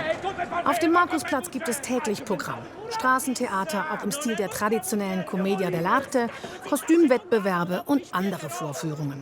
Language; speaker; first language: German; native; German